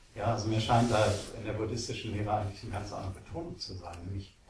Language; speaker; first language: German; native; German